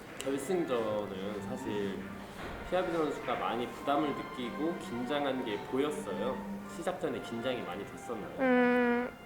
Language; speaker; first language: Korean; native; Korean